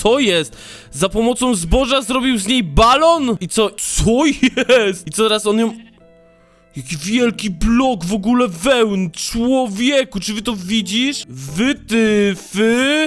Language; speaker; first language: Polish; native; Polish